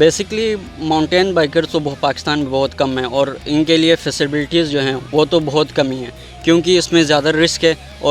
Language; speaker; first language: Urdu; non-native, local second language; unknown